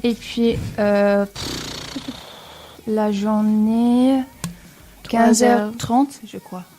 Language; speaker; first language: French; non-native, learner; English